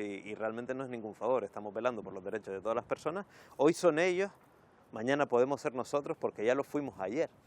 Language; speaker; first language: Spanish; native; Spanish